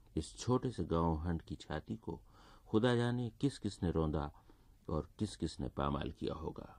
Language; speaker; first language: Urdu; native; Urdu